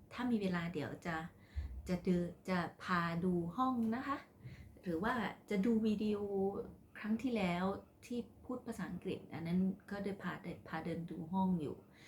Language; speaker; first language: Thai; non-native, local second language; Khmer